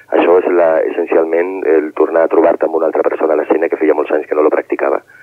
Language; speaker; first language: Catalan; non-native, local second language; Spanish